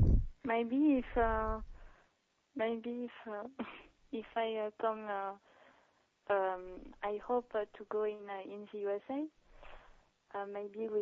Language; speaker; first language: English; non-native, learner; French